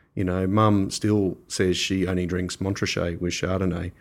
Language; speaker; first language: English; native; English